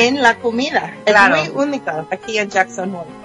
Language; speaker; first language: Spanish; non-native, fluent; English